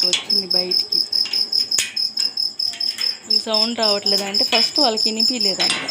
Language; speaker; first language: Telugu; native; Telugu